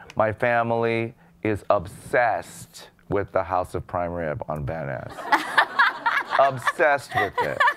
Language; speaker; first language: English; native; English